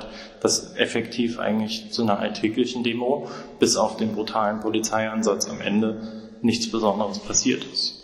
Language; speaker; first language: German; native; German